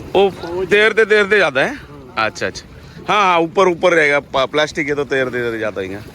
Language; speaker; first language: Hindi; non-native, local second language; Marathi